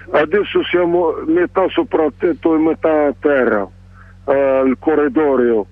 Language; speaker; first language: Italian; non-native, learner; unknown